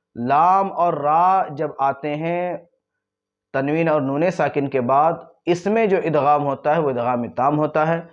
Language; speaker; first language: Urdu; native; Urdu